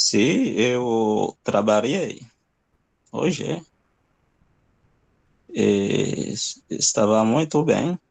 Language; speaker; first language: Portuguese; non-native, learner; Haitian Creole